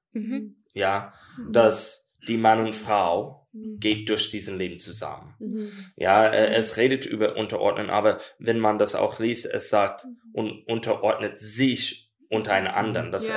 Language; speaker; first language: German; non-native, learner; English